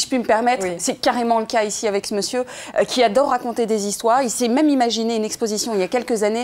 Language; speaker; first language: French; native; French